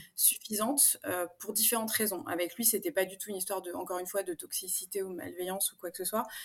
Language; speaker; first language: French; native; French